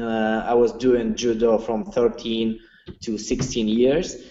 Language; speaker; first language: English; non-native, learner; Russian